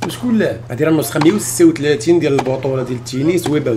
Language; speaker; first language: Arabic; native; Arabic